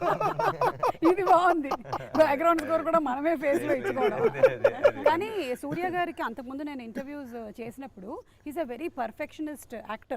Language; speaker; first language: Telugu; native; Telugu